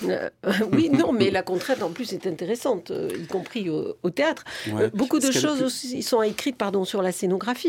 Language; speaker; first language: French; native; French